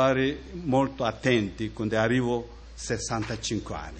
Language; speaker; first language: Italian; non-native, learner; Tibetan